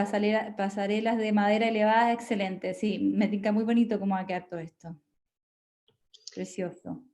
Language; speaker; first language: Spanish; native; Spanish